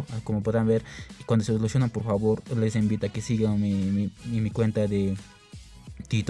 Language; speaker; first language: Spanish; non-native, local second language; Quechua